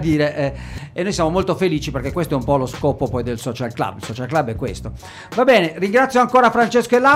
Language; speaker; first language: Italian; native; Italian